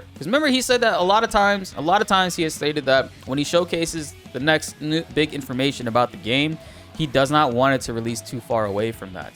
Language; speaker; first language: English; native; English